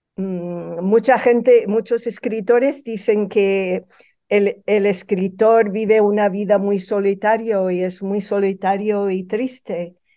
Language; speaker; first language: Spanish; non-native, fluent; English